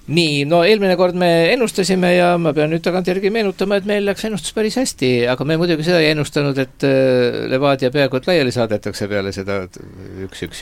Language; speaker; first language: Estonian; native; Estonian